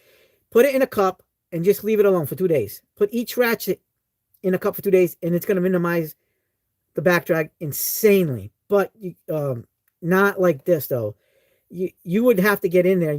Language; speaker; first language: English; native; English